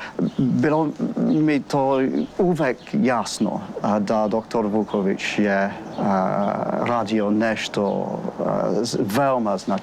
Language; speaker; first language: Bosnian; non-native, fluent; English